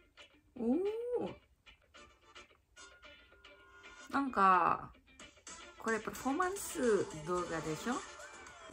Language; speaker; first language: Japanese; non-native, learner; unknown